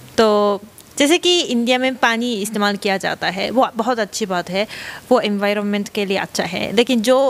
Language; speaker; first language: Hindi; non-native, fluent; Japanese